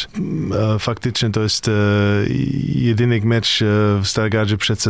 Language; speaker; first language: Polish; non-native, learner; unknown